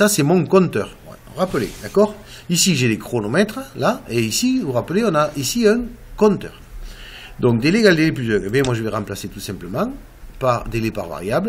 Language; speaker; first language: French; native; French